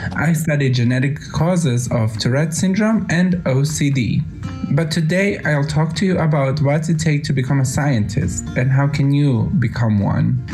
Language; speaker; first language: English; non-native, fluent; Bosnian